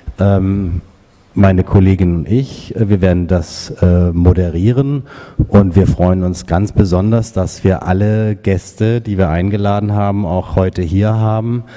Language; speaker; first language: German; native; German